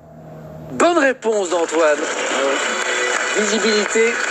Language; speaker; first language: French; native; French